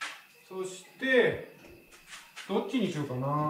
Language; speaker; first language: Japanese; native; Japanese